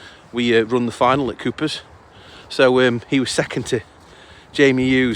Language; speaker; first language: English; native; English